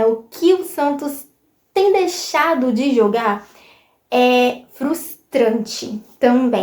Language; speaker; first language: Portuguese; native; Portuguese